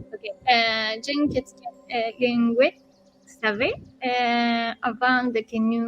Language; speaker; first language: French; non-native, learner; Spanish